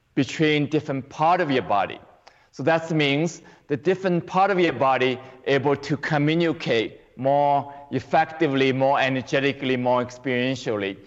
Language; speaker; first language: English; non-native, fluent; Chinese